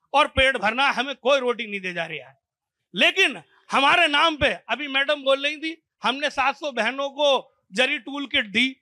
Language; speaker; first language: Hindi; native; Hindi